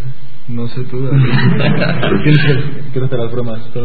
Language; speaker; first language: Spanish; native; Spanish